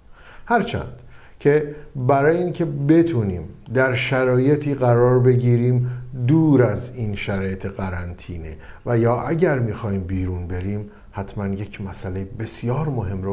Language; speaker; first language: Persian; native; Persian